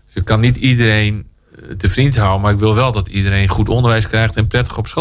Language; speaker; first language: Dutch; native; Dutch